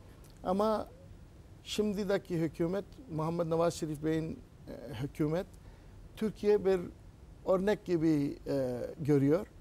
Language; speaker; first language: Turkish; non-native, learner; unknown